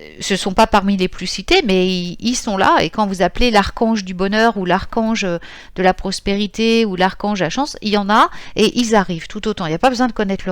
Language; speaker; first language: French; native; French